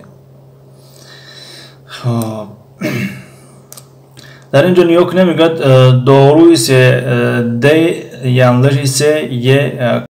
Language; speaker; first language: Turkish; non-native, fluent; Tajik